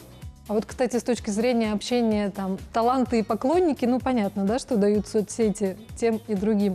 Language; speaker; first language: Russian; native; Russian